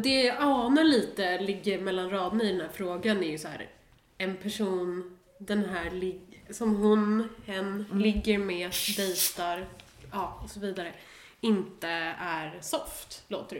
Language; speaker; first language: Swedish; native; Swedish